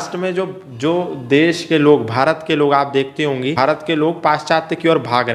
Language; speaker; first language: Hindi; native; Hindi